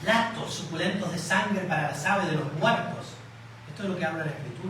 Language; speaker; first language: Spanish; native; Spanish